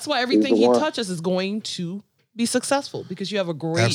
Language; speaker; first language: English; non-native, local second language; Akan